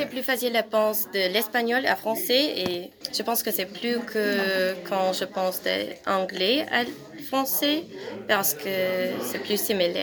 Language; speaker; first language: French; non-native, learner; English